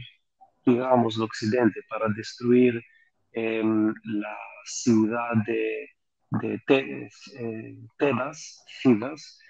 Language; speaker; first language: Spanish; non-native, fluent; Greek